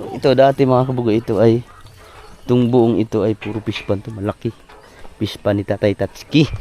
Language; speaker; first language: Filipino; non-native, local second language; Cebuano